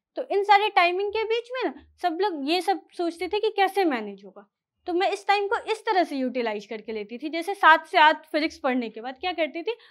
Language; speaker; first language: Hindi; native; Hindi